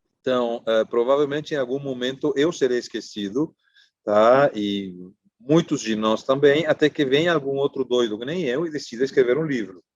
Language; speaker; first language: Portuguese; non-native, fluent; Spanish